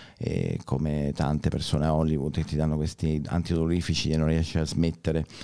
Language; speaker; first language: Italian; native; Italian